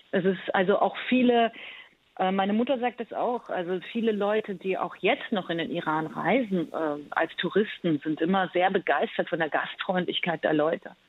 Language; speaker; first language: German; early bilingual, other home language; Persian